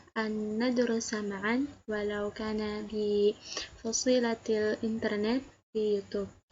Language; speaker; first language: Arabic; non-native, learner; Indonesian